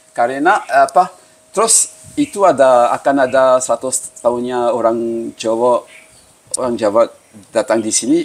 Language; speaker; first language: Indonesian; early bilingual, heritage; Javanese